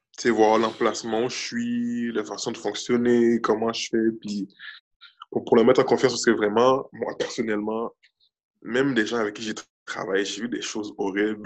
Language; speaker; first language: French; early bilingual, other home language; Haitian Creole